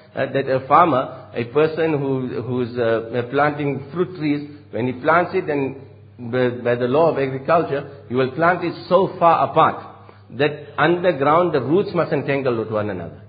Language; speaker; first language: English; native; English